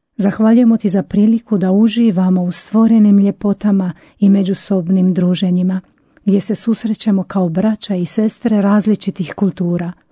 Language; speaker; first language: Croatian; native; Croatian